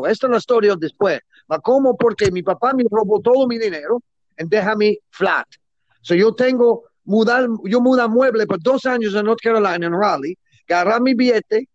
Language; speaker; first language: Spanish; non-native, learner; English